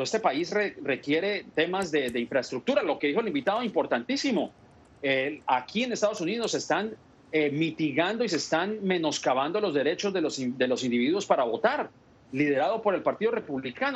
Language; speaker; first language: Spanish; native; Spanish